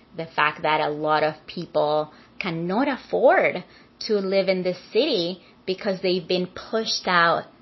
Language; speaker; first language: English; non-native, fluent; Spanish